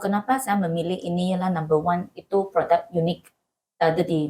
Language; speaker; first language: Indonesian; non-native, learner; Malay